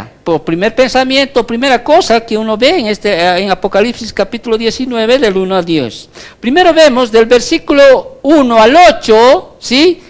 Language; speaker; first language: Spanish; native; Spanish